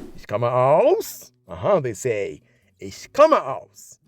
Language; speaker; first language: German; non-native, learner; English